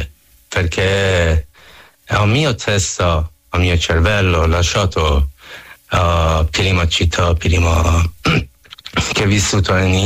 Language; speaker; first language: Italian; non-native, learner; Persian